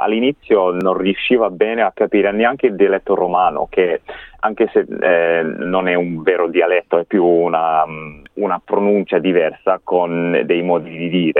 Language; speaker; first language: Italian; non-native, fluent; English